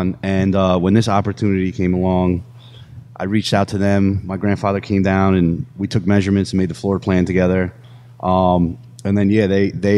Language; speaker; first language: English; native; English